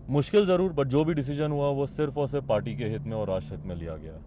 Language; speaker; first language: Hindi; native; Hindi